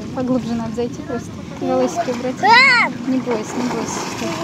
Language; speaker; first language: Russian; native; Russian